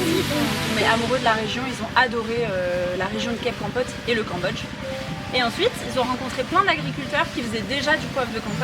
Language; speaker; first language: French; native; French